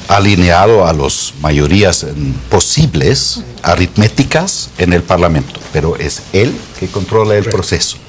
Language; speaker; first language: Spanish; non-native, fluent; German